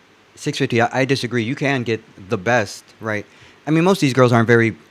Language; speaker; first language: English; native; English